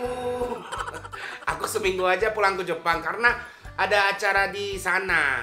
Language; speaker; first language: Indonesian; non-native, fluent; Japanese